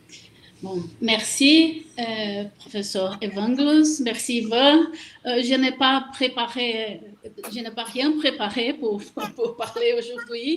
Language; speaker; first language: French; non-native, learner; Portuguese